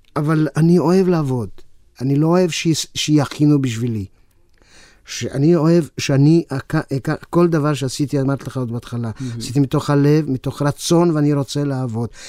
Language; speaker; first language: Hebrew; non-native, fluent; Romanian